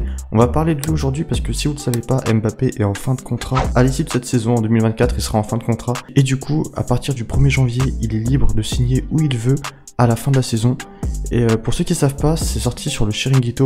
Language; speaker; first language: French; native; French